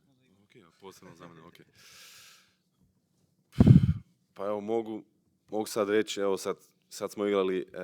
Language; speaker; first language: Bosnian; early bilingual, heritage; Bosnian